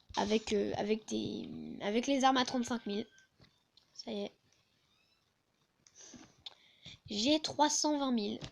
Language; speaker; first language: French; native; French